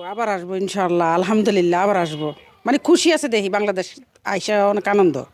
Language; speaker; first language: Bangla; native; Bangla